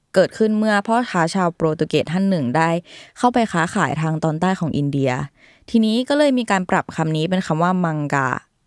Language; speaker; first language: Thai; native; Thai